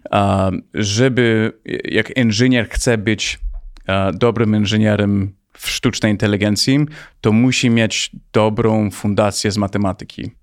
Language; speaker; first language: Polish; early bilingual, heritage; Polish